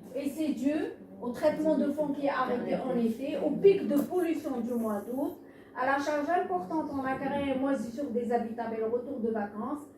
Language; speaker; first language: French; non-native, local second language; Arabic